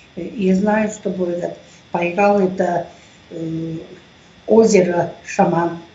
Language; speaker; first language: Russian; non-native, local second language; Tuvinian